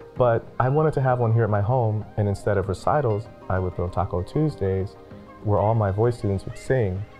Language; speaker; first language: English; native; English